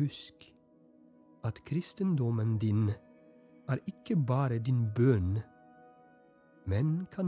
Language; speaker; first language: Norwegian; non-native, fluent; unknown